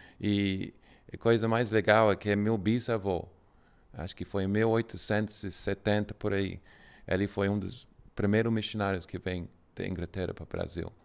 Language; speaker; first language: Portuguese; non-native, fluent; English